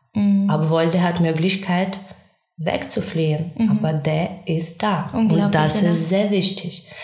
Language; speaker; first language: German; non-native, fluent; Ukrainian